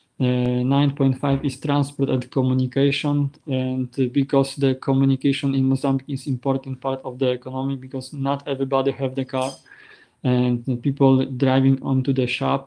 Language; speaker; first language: English; non-native, learner; Polish